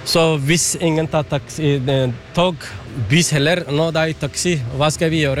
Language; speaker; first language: Norwegian; non-native, fluent; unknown